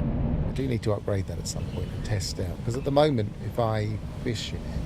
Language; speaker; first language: English; native; English